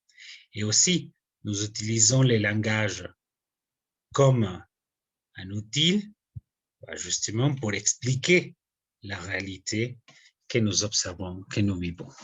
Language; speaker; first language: French; non-native, fluent; Spanish